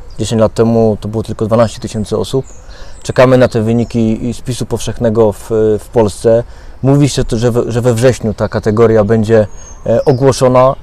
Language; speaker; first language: Polish; native; Polish